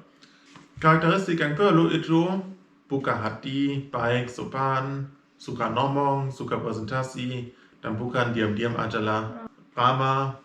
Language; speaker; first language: Indonesian; non-native, fluent; German